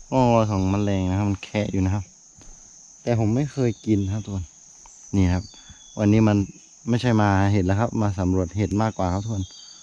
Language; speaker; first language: Thai; non-native, local second language; Karen languages